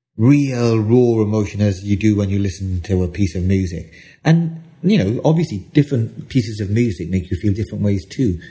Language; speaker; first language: English; native; English